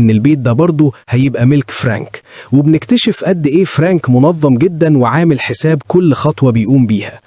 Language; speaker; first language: Arabic; native; Arabic